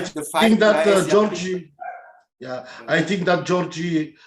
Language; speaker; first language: English; non-native, learner; Bulgarian